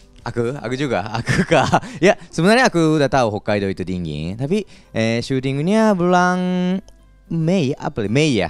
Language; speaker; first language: Indonesian; non-native, fluent; Japanese